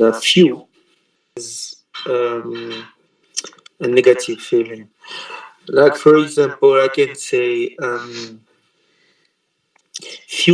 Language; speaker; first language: English; non-native, learner; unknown